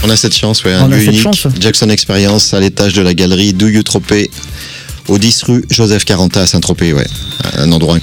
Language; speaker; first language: French; native; French